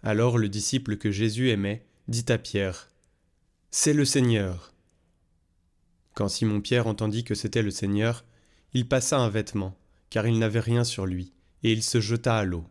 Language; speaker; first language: French; native; French